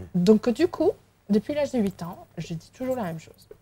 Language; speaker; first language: French; non-native, fluent; Spanish